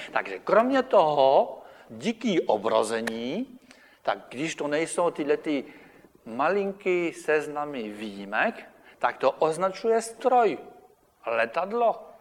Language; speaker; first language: Czech; non-native, fluent; French